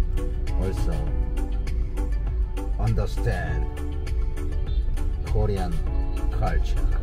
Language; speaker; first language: English; non-native, learner; Korean